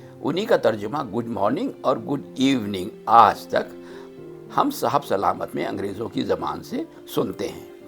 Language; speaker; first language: Urdu; native; Urdu